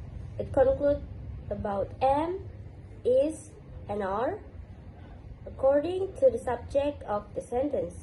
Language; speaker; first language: English; non-native, learner; Indonesian